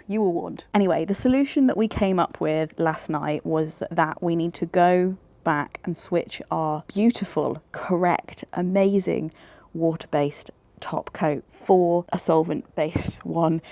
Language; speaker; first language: English; native; English